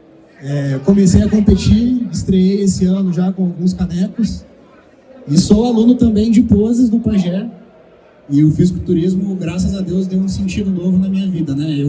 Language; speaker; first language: Portuguese; native; Portuguese